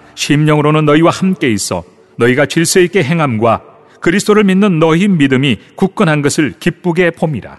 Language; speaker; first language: Korean; native; Korean